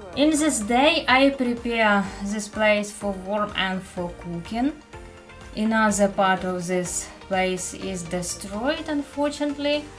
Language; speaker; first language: English; non-native, fluent; Ukrainian